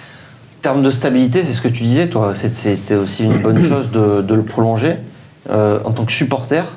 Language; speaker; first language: French; native; French